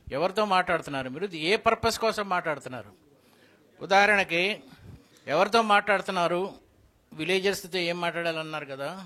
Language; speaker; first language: Telugu; native; Telugu